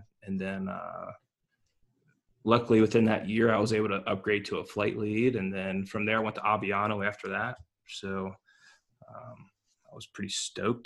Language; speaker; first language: English; native; English